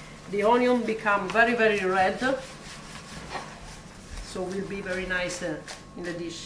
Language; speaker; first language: English; non-native, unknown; Italian